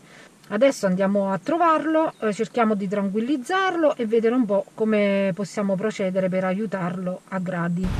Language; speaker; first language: Italian; native; Italian